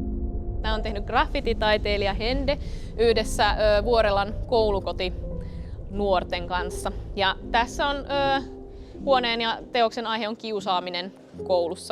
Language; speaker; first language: Finnish; native; Finnish